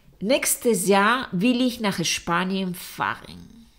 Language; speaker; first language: German; non-native, fluent; Spanish